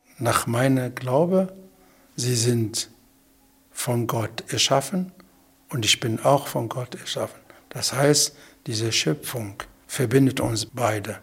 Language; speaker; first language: German; non-native, fluent; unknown